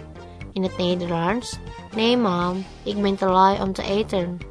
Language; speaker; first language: Dutch; non-native, fluent; Indonesian